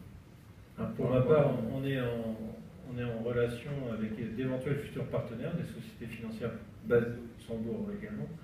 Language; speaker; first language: French; native; French